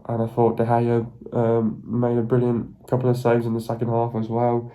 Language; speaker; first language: English; native; English